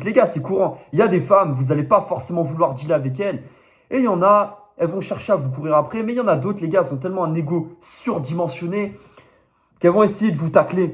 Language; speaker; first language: French; native; French